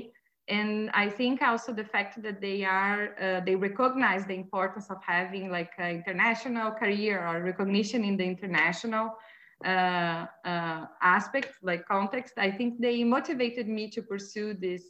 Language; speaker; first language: English; non-native, fluent; Portuguese